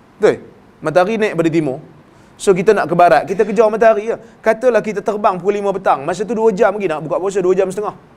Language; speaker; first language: Malay; native; Malay